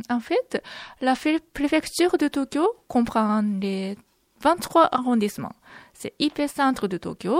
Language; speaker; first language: French; non-native, fluent; Japanese